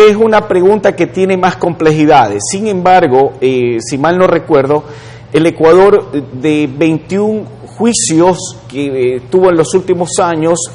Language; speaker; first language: Spanish; native; Spanish